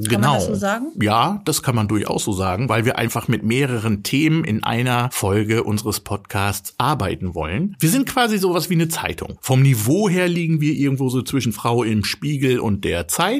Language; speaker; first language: German; native; German